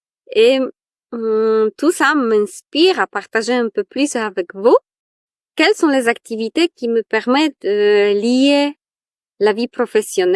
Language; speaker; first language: French; non-native, fluent; Polish